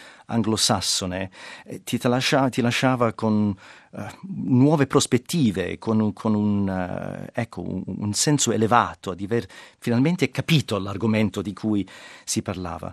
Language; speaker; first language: Italian; non-native, fluent; English